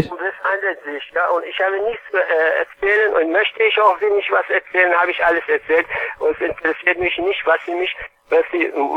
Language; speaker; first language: German; non-native, learner; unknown